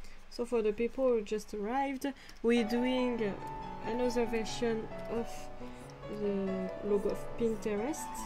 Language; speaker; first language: English; non-native, fluent; French